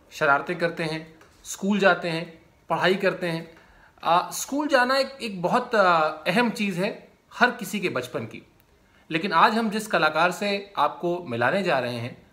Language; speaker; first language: Hindi; native; Hindi